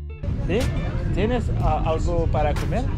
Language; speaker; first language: Spanish; non-native, learner; French